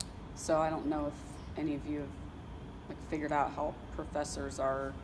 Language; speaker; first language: English; native; English